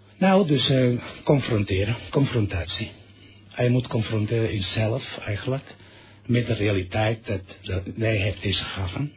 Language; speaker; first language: Dutch; non-native, fluent; Catalan